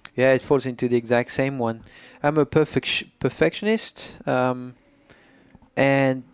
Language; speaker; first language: English; non-native, fluent; French